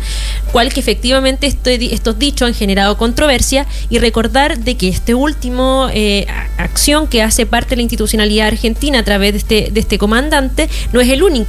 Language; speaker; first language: Spanish; native; Spanish